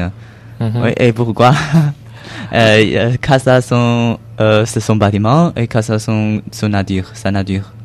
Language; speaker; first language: French; non-native, learner; Chinese